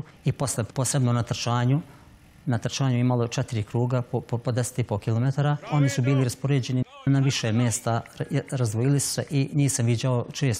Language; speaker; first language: Croatian; native; Croatian